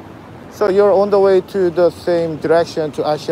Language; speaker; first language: English; non-native, learner; Korean